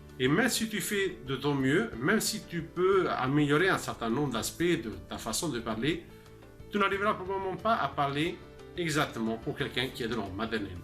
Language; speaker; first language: French; non-native, fluent; Italian